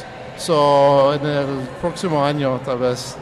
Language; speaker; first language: Spanish; non-native, fluent; English